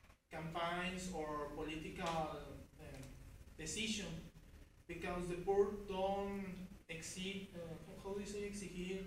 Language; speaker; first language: English; non-native, learner; Spanish